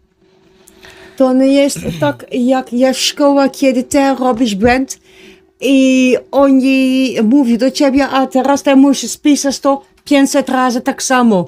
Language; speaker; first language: Polish; non-native, learner; Dutch